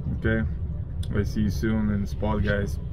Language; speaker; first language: English; non-native, learner; Ukrainian